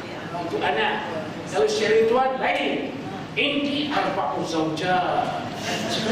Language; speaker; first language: Arabic; non-native, fluent; Malay